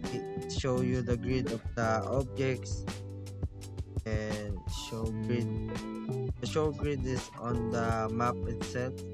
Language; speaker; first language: English; non-native, fluent; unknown